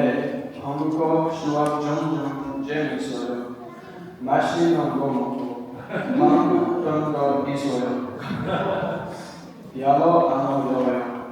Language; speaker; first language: Korean; non-native, learner; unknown